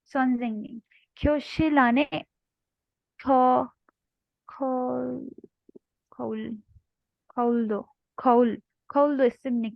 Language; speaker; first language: Korean; non-native, learner; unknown